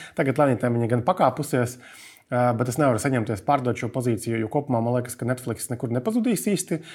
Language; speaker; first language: Latvian; native; Latvian